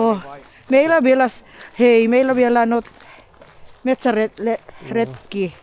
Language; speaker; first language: Finnish; non-native, learner; Filipino